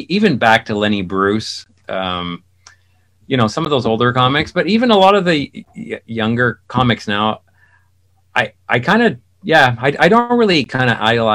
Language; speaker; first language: English; native; English